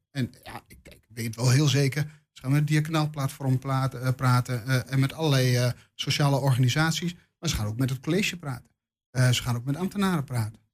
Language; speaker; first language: Dutch; native; Dutch